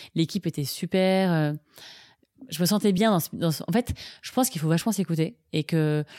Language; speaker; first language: French; native; French